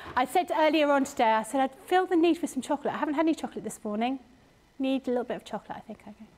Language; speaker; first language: English; native; English